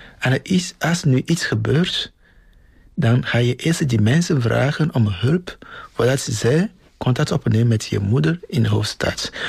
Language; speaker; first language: Dutch; non-native, fluent; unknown